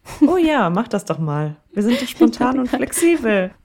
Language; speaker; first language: German; native; German